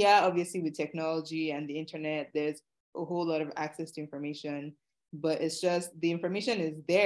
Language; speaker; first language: English; non-native, local second language; Yoruba